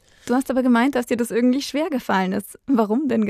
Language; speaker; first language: German; native; German